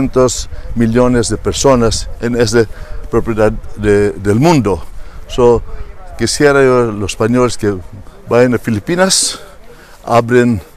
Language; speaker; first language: Spanish; non-native, fluent; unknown